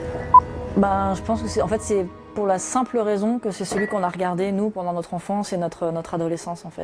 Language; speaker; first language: French; native; French